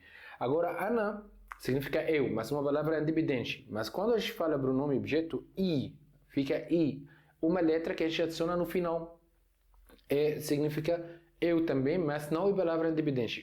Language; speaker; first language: Portuguese; non-native, fluent; Arabic